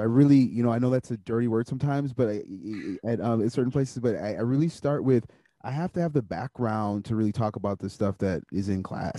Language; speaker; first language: English; native; English